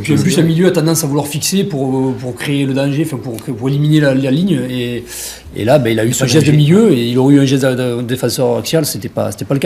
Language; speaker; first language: French; native; French